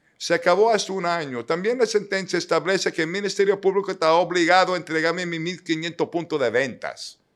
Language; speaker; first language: Spanish; non-native, fluent; Italian